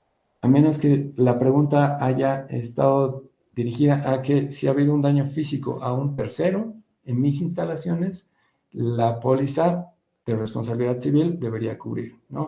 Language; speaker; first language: Spanish; native; Spanish